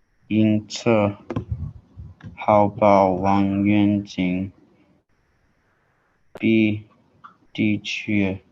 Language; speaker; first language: Chinese; non-native, learner; English